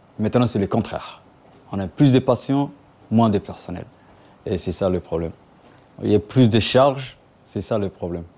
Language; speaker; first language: French; non-native, local second language; Somali